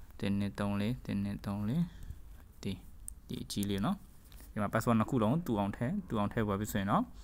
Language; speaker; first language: Burmese; native; Burmese